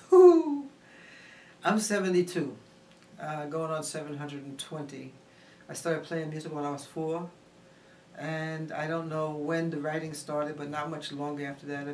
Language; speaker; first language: English; early bilingual, other home language; Spanish